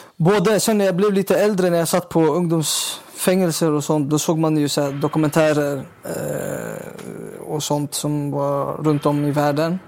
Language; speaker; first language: Swedish; early bilingual, other home language; Uyghur